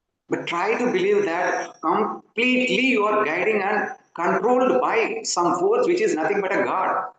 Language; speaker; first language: English; non-native, local second language; Tamil